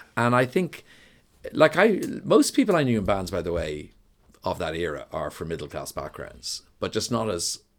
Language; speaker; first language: English; native; English